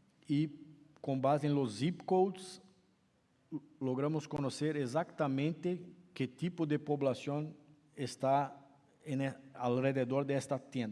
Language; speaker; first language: Spanish; non-native, fluent; Portuguese